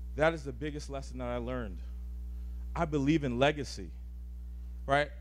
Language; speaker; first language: English; native; English